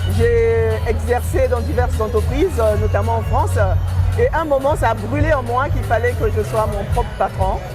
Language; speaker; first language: French; non-native, local second language; Lingala